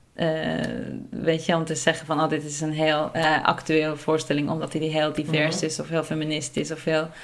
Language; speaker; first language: Dutch; non-native, fluent; Norwegian